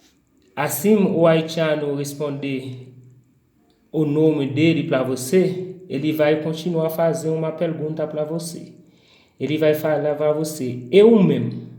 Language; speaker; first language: Portuguese; non-native, learner; Haitian Creole